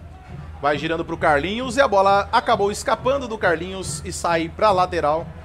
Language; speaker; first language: Portuguese; native; Portuguese